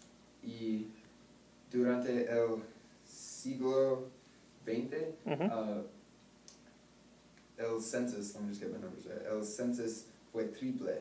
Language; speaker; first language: Spanish; non-native, learner; English